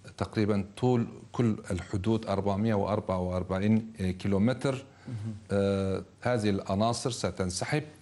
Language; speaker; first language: Arabic; non-native, fluent; Turkish